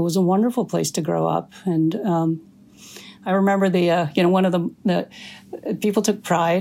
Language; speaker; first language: English; native; English